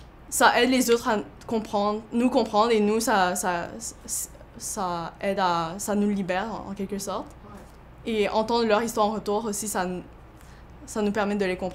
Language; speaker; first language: French; early bilingual, other home language; Chinese